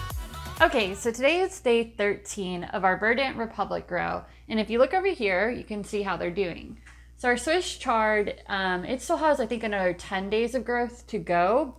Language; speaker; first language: English; native; English